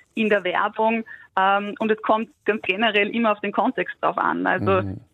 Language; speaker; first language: German; native; German